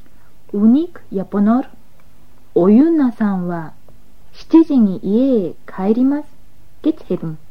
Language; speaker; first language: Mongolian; non-native, fluent; Japanese